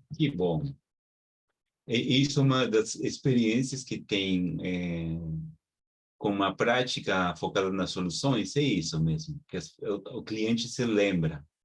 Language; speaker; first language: Portuguese; non-native, fluent; Spanish